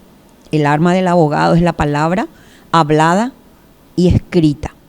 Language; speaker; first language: Spanish; native; Spanish